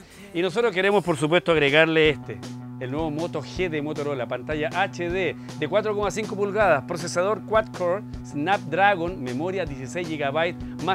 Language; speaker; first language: Spanish; native; Spanish